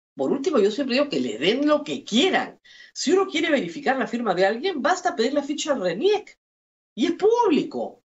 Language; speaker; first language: Spanish; native; Spanish